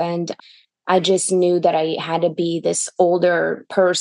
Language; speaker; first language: English; early bilingual, other home language; Russian